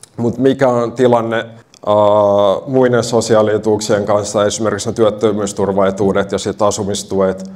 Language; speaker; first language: Finnish; native; Finnish